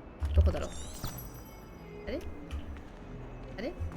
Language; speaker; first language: Japanese; non-native, learner; Chinese